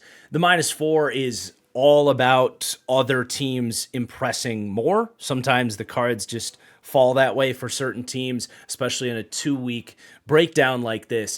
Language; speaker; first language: English; native; English